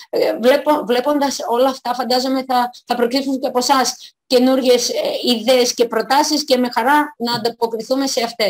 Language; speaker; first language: Greek; native; Greek